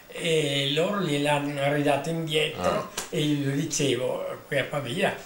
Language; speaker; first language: Italian; native; Italian